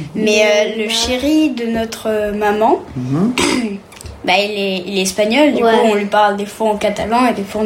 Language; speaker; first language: French; early bilingual, heritage; French